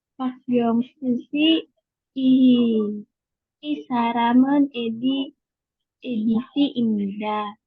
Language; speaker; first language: Korean; non-native, learner; Indonesian